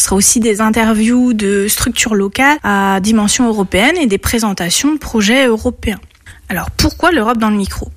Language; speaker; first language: French; native; French